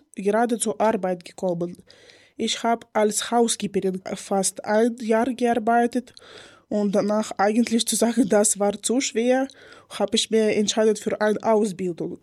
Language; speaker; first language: German; non-native, learner; Ukrainian